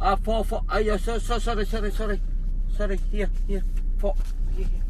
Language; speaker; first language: English; non-native, learner; Vietnamese